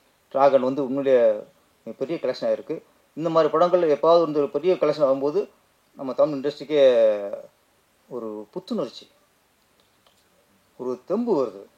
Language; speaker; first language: Tamil; native; Tamil